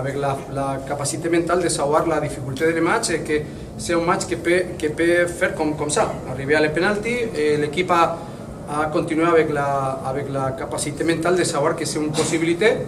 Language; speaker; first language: French; non-native, fluent; Spanish